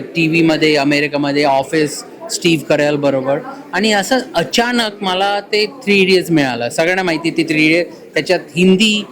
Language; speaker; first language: Marathi; early bilingual, heritage; Marathi